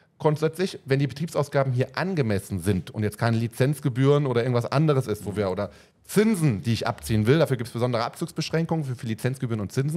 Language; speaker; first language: German; native; German